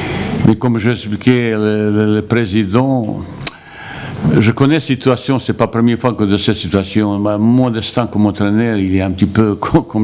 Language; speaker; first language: French; non-native, fluent; Bosnian